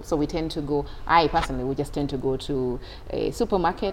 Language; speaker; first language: English; non-native, local second language; Ganda